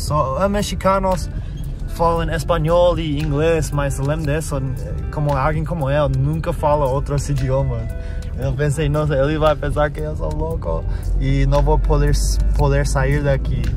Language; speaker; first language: Portuguese; non-native, fluent; English